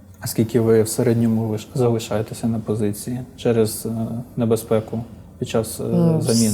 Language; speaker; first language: Ukrainian; native; Ukrainian